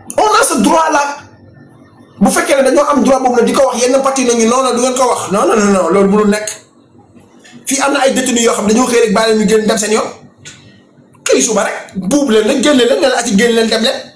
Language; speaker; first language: Wolof; non-native, local second language; Fula